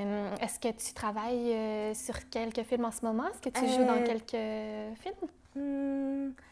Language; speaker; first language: French; native; French